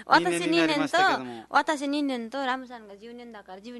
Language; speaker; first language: Japanese; non-native, learner; Nepali